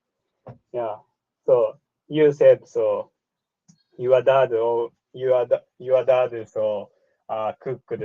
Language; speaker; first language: English; non-native, learner; Japanese